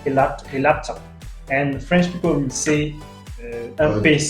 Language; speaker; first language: English; non-native, fluent; French